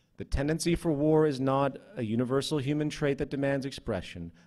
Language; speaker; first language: English; native; English